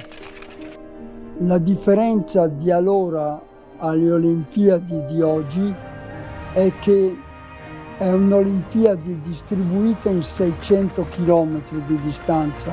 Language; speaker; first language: Italian; native; Italian